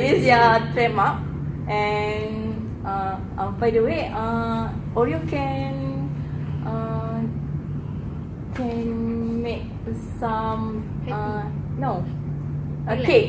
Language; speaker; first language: English; non-native, learner; Malay